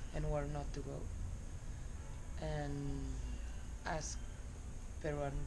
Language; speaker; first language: English; non-native, learner; Spanish